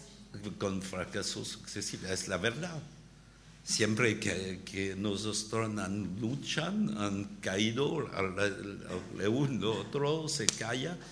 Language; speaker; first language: Spanish; non-native, learner; French